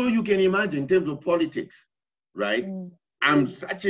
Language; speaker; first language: English; non-native, local second language; Shona